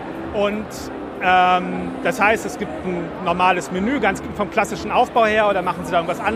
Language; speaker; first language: German; native; German